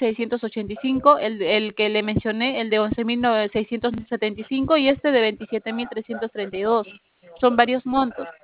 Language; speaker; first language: Spanish; native; Spanish